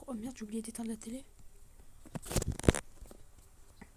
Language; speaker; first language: French; native; French